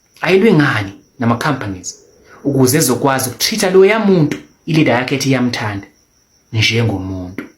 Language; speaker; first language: Zulu; native; Zulu